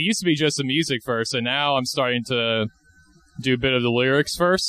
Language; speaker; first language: English; native; English